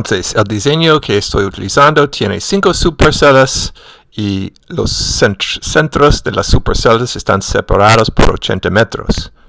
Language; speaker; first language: Spanish; non-native, fluent; English